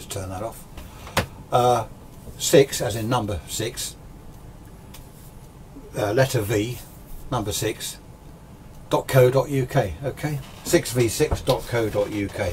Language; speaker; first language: English; native; English